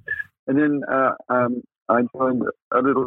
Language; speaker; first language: English; native; English